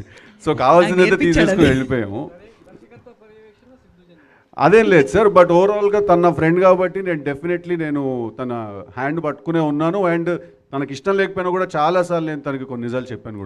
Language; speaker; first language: Telugu; native; Telugu